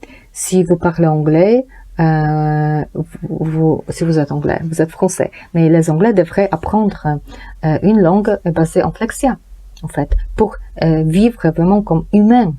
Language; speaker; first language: French; non-native, learner; Polish